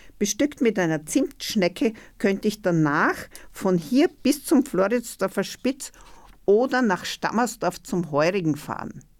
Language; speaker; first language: German; native; German